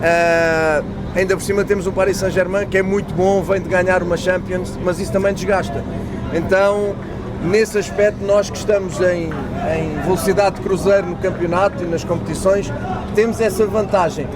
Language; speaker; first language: Portuguese; native; Portuguese